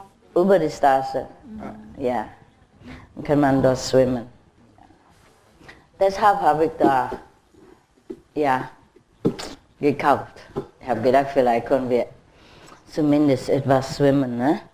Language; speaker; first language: German; non-native, learner; Vietnamese